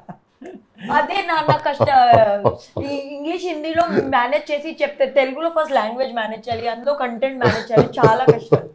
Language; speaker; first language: Telugu; non-native, learner; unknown